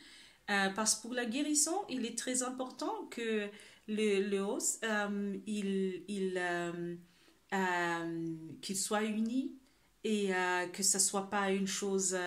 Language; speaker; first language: French; non-native, fluent; Spanish